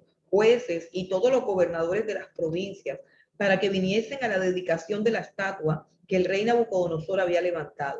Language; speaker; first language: Spanish; native; Spanish